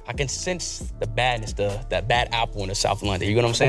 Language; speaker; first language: English; native; English